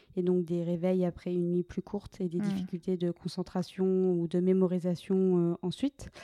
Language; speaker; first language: French; native; French